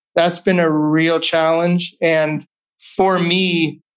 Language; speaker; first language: English; native; English